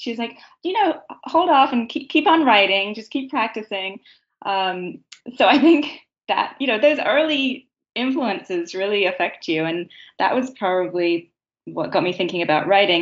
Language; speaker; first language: English; native; English